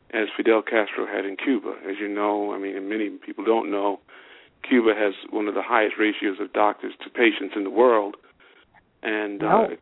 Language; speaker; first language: English; native; English